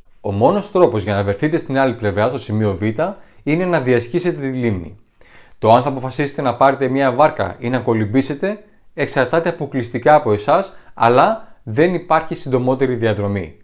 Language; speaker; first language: Greek; native; Greek